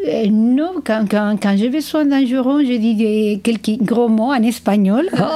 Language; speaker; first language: French; non-native, fluent; Spanish